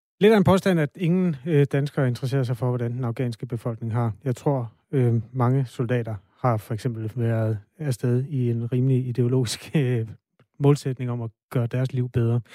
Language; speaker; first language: Danish; native; Danish